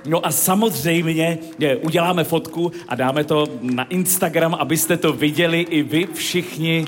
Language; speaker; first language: Czech; native; Czech